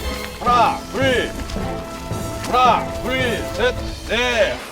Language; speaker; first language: Korean; native; Korean